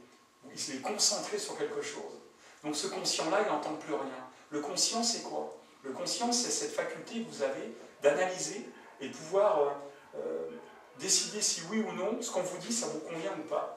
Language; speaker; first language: French; native; French